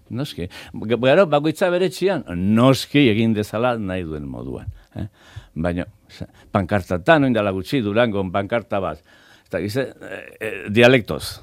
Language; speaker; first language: Basque; native; Basque